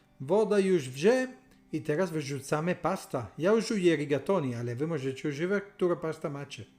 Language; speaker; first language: Polish; non-native, learner; Italian